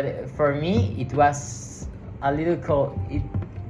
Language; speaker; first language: English; non-native, learner; Spanish